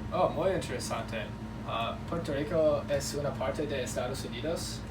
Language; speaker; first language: Spanish; non-native, learner; English